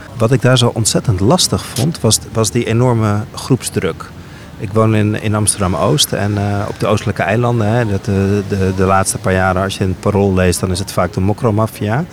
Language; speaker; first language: Dutch; native; Dutch